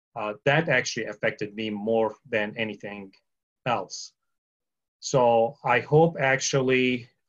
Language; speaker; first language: English; early bilingual, other home language; Arabic